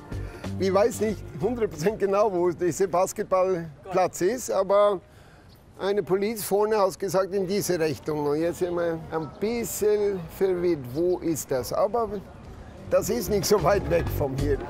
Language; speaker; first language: German; non-native, fluent; Norwegian